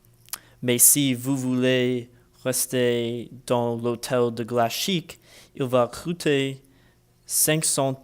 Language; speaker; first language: French; non-native, learner; English